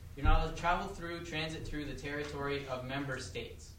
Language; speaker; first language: English; native; English